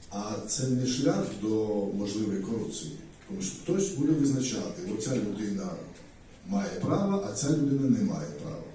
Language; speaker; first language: Ukrainian; non-native, fluent; Georgian